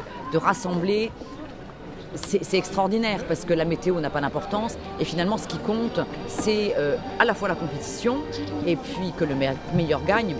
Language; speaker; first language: French; native; French